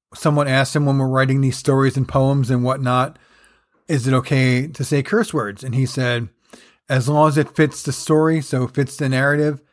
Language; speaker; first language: English; native; English